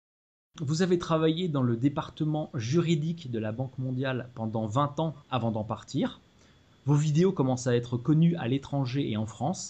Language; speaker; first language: French; native; French